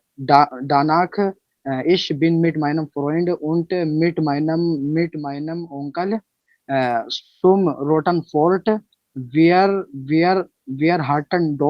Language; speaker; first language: German; non-native, learner; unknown